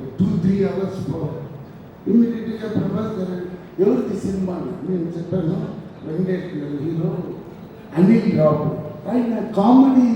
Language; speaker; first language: Telugu; non-native, fluent; Tamil